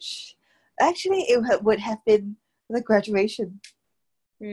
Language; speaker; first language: English; native; English